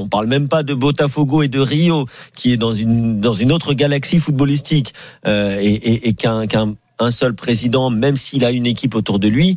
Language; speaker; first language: French; native; French